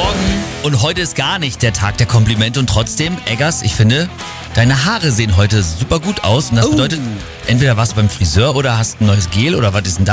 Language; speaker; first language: German; native; German